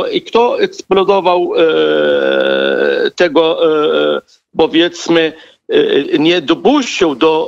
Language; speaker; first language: Polish; non-native, fluent; Arabic